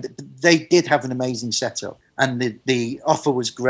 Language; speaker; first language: English; native; English